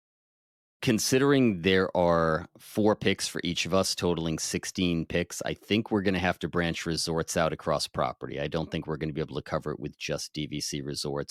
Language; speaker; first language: English; native; English